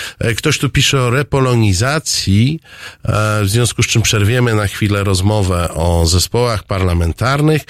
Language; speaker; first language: Polish; native; Polish